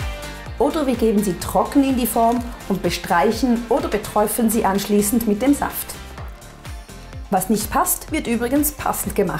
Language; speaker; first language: German; native; German